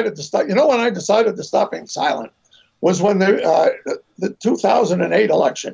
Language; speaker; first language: English; native; English